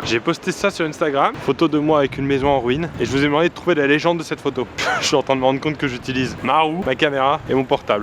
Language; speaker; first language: French; native; French